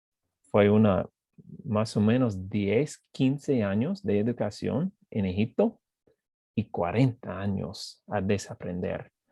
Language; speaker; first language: Spanish; non-native, fluent; English